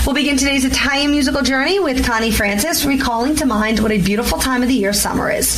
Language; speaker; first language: English; early bilingual, other home language; Italian